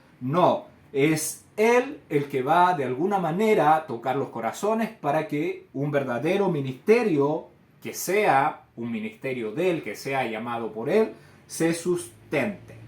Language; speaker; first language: Spanish; native; Spanish